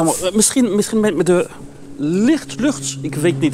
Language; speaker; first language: Dutch; non-native, learner; French